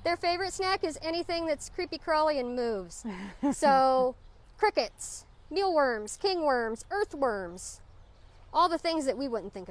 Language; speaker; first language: English; native; English